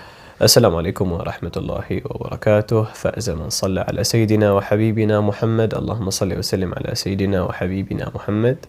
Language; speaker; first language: Arabic; native; Arabic